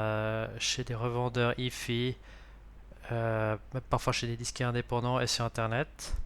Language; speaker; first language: French; native; French